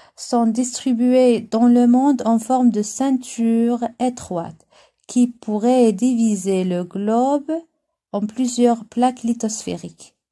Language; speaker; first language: French; non-native, local second language; Arabic